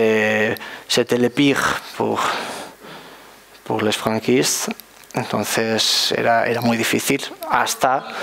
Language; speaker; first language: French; non-native, learner; Spanish